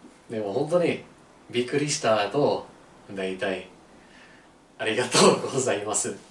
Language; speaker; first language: Japanese; non-native, learner; English